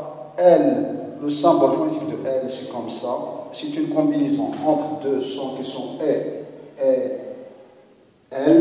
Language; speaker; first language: French; non-native, local second language; Arabic